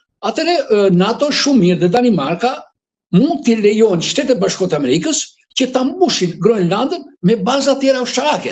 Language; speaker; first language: Albanian; native; Albanian